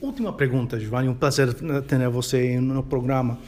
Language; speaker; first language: Portuguese; non-native, fluent; Spanish